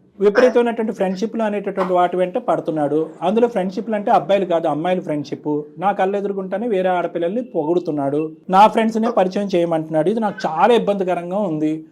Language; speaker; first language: Telugu; native; Telugu